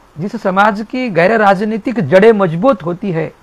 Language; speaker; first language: Hindi; non-native, local second language; Marathi